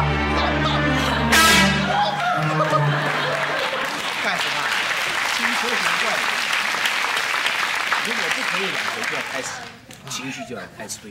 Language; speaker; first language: Chinese; native; Chinese